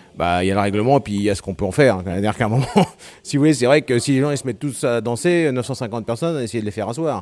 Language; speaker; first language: French; native; French